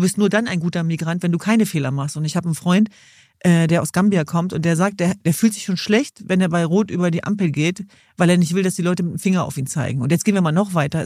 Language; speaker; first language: German; early bilingual, other home language; Kurdish